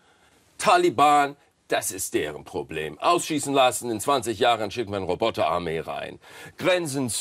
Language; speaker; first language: German; non-native, fluent; English